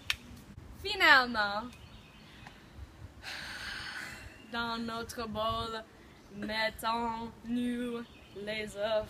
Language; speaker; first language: French; non-native, learner; English